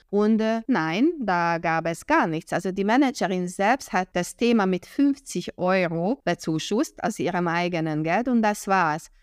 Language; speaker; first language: German; non-native, fluent; Hungarian